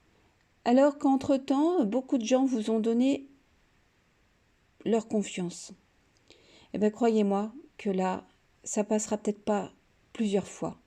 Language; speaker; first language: French; native; French